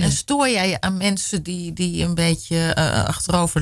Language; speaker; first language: Dutch; native; Dutch